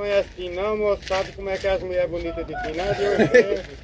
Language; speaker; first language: Portuguese; native; Portuguese